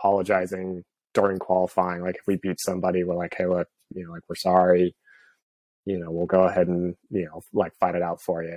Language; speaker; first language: English; native; English